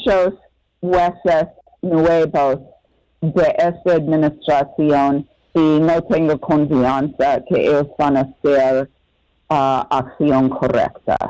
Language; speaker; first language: Spanish; non-native, fluent; English